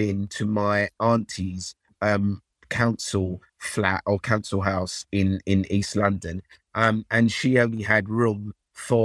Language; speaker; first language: English; early bilingual, other home language; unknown